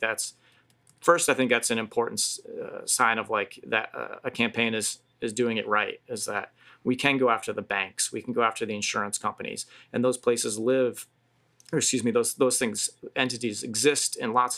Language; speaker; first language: English; native; English